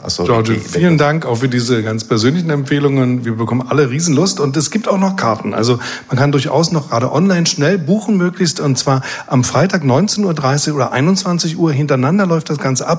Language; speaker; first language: German; native; German